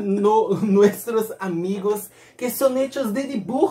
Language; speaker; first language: Spanish; non-native, learner; Portuguese